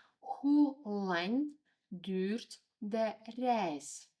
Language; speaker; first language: Dutch; non-native, fluent; Ukrainian